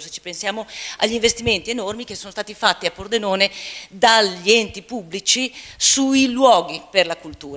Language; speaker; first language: Italian; native; Italian